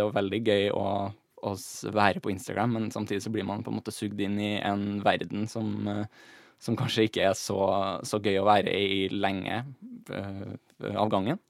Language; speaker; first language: Norwegian; native; Norwegian